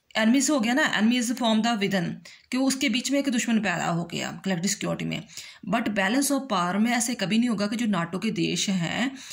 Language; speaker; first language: Hindi; non-native, local second language; Punjabi